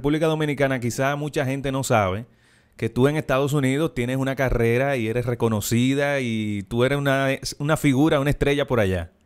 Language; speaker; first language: Spanish; native; Spanish